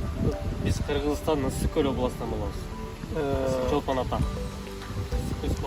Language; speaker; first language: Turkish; non-native, learner; Kyrgyz